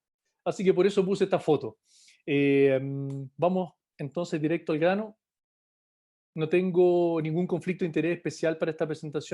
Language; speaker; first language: Spanish; native; Spanish